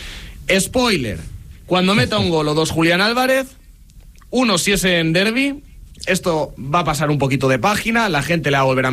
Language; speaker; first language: Spanish; native; Spanish